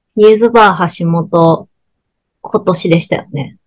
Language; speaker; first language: Japanese; native; Japanese